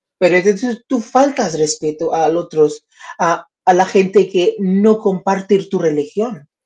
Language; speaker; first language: Spanish; native; Spanish